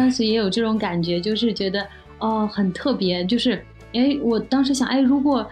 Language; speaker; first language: Chinese; native; Chinese